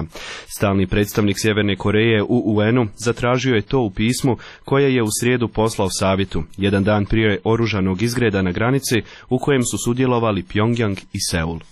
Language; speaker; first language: Croatian; native; Croatian